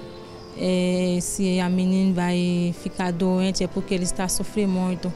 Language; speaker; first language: Portuguese; non-native, learner; Haitian Creole